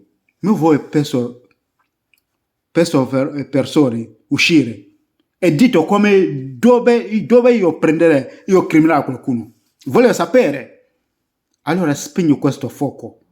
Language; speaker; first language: Italian; non-native, learner; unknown